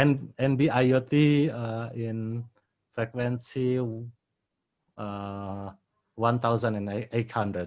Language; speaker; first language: English; non-native, fluent; Indonesian